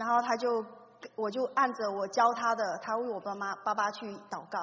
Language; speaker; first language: Chinese; native; Chinese